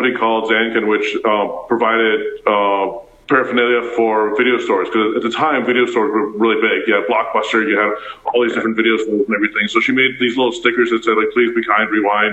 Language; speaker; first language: English; early bilingual, other home language; Afrikaans